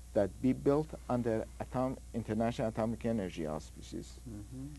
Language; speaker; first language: English; non-native, fluent; Persian